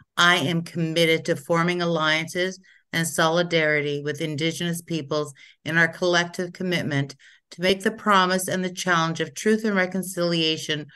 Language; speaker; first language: English; native; English